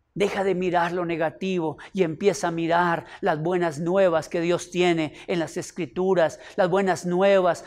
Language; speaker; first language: Spanish; native; Spanish